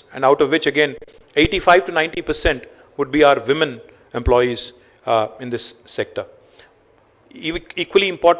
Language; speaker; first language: English; non-native, local second language; Telugu